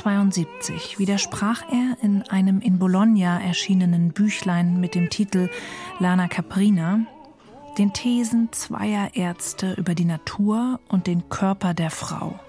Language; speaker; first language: German; native; German